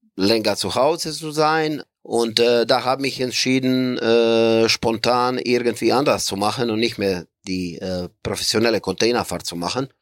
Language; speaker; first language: German; non-native, fluent; Croatian